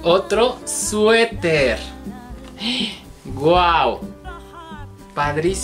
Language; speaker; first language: Spanish; native; Spanish